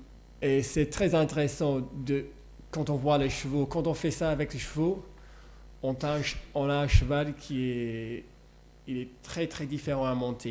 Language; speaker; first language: French; non-native, fluent; English